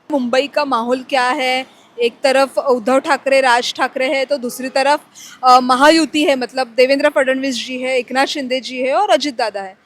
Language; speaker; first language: Hindi; non-native, local second language; Marathi